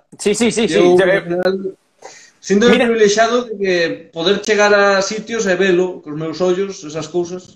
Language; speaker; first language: Galician; early bilingual, heritage; Galician